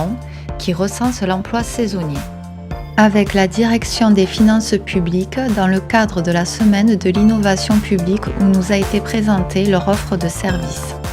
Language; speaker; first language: French; native; French